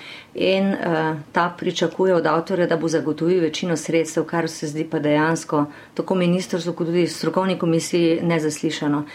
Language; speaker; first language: Slovenian; native; Slovenian